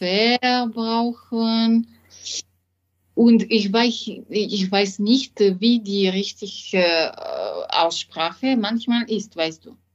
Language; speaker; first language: German; non-native, learner; French